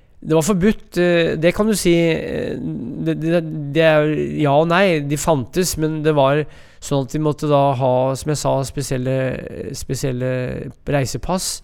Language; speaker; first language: Norwegian; native; Norwegian